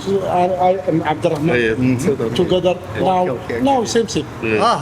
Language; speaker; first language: English; non-native, learner; Arabic